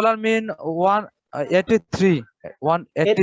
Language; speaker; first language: English; non-native, fluent; Bangla